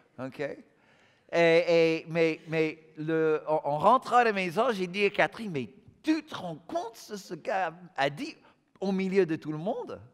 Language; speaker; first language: French; non-native, fluent; English